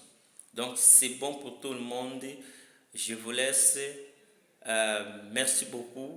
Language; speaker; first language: French; non-native, learner; Lingala